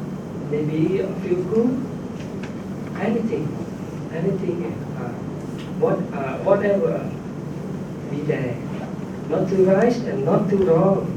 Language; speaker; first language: English; non-native, learner; Thai